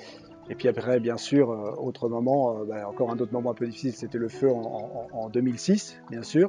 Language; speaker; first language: French; native; French